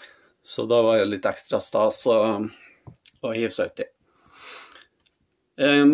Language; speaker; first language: Norwegian; native; Norwegian